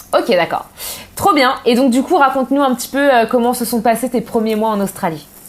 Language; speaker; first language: French; native; French